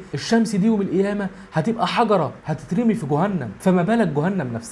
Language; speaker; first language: Arabic; native; Arabic